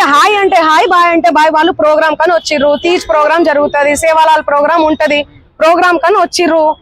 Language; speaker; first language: Telugu; non-native, local second language; Lambadi